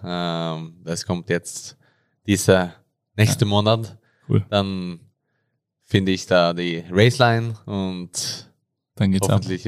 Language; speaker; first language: German; non-native, learner; Norwegian